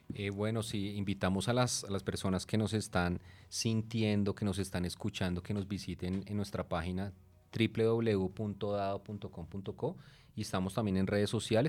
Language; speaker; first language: Spanish; native; Spanish